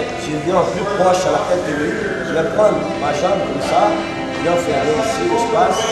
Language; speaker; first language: French; non-native, learner; Portuguese